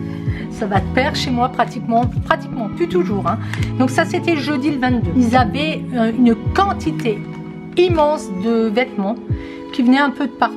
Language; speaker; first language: French; native; French